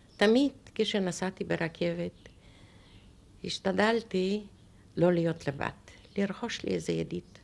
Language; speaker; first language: Hebrew; non-native, fluent; Polish